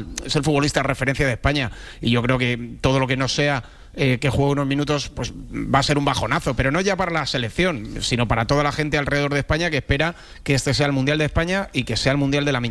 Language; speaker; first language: Spanish; native; Spanish